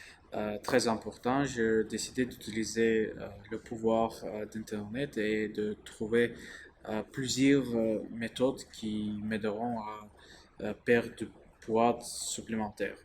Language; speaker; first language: French; non-native, learner; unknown